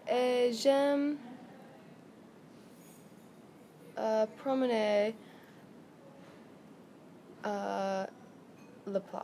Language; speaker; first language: French; non-native, learner; English